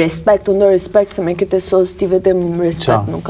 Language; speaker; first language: Albanian; early bilingual, heritage; Albanian